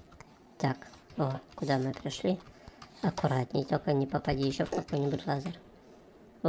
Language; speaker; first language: Russian; native; Russian